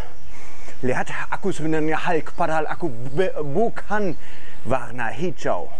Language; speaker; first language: Indonesian; non-native, fluent; German